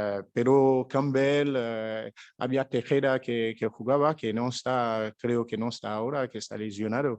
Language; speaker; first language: Spanish; non-native, fluent; French